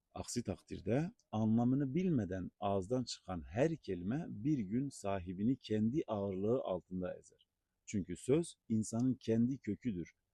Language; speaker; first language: Turkish; non-native, local second language; Zaza